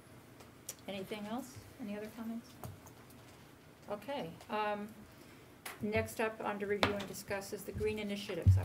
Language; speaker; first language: English; native; English